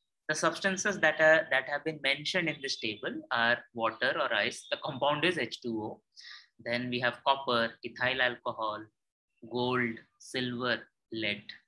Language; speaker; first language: English; non-native, local second language; Hindi